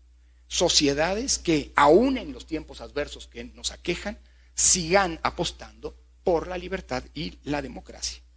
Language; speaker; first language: Spanish; native; Spanish